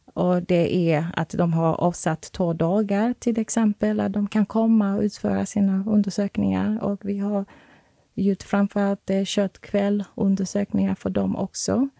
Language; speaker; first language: Swedish; non-native, fluent; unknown